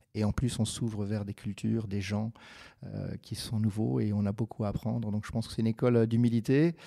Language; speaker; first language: French; native; French